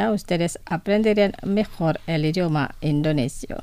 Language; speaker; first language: Spanish; non-native, fluent; Indonesian